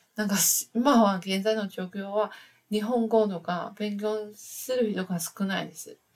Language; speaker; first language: Japanese; non-native, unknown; Chinese